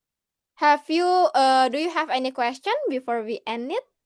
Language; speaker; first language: English; non-native, learner; Indonesian